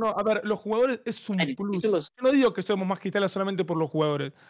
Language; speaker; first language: Spanish; native; Spanish